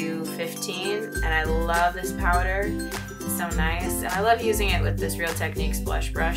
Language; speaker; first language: English; native; English